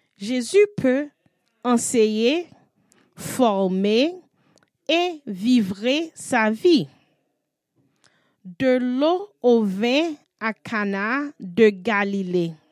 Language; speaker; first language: French; non-native, learner; English